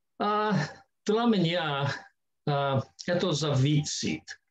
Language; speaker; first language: Russian; non-native, learner; English